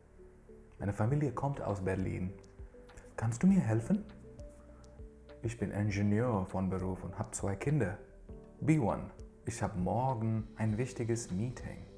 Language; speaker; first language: German; non-native, fluent; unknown